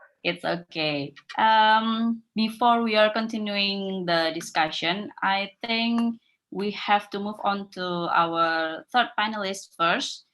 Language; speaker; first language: English; non-native, fluent; Indonesian